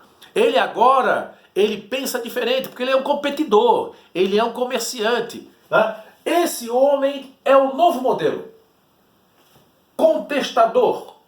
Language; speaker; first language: Portuguese; native; Portuguese